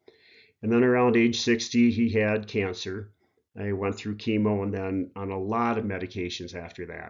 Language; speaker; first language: English; native; English